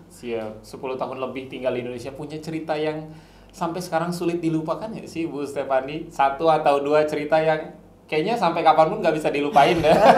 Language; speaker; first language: Indonesian; native; Indonesian